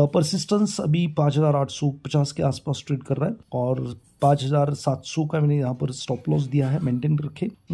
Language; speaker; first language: Hindi; non-native, local second language; Marathi